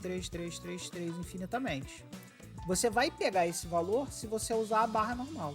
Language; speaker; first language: Portuguese; native; Portuguese